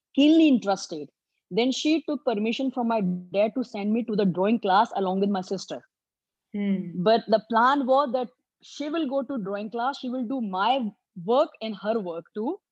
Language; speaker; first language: English; non-native, local second language; Hindi